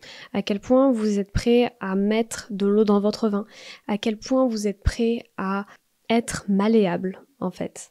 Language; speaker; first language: French; native; French